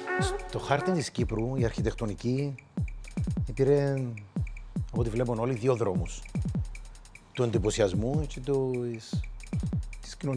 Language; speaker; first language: Greek; native; Greek